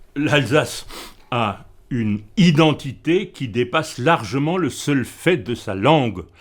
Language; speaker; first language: French; non-native, local second language; Swiss German